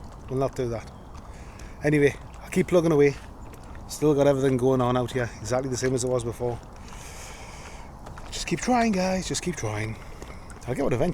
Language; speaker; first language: English; native; English